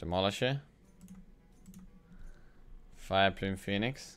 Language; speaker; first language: English; native; English